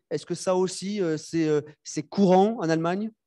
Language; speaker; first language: French; native; French